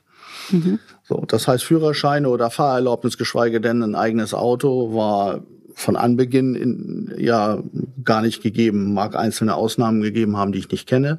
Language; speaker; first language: German; native; German